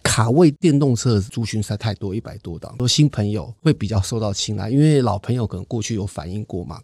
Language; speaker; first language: Chinese; native; Chinese